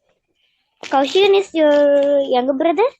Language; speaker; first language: English; non-native, learner; Tamil